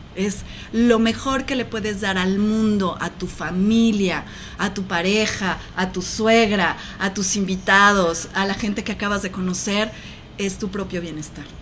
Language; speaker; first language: Spanish; native; Spanish